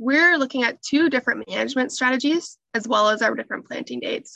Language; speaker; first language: English; native; English